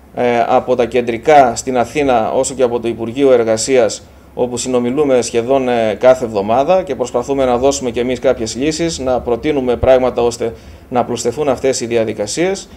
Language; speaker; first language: Greek; native; Greek